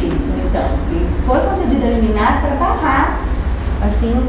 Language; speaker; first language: Portuguese; native; Portuguese